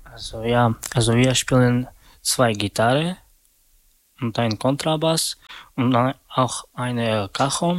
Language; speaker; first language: German; non-native, learner; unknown